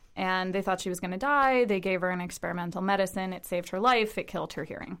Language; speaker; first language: English; early bilingual, other home language; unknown